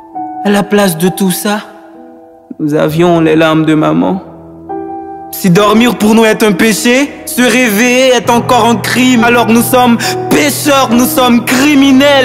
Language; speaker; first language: French; non-native, local second language; Haitian Creole